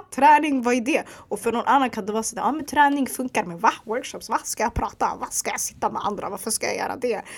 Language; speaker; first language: Swedish; early bilingual, other home language; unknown